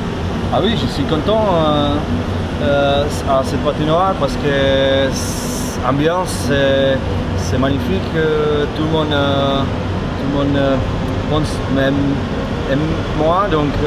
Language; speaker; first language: French; non-native, learner; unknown